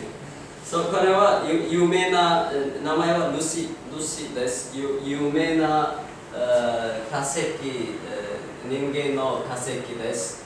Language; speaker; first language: Japanese; non-native, learner; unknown